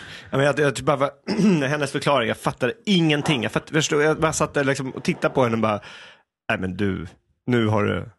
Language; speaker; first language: Swedish; native; Swedish